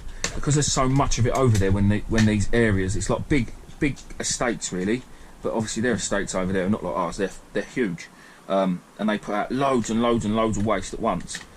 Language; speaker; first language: English; native; English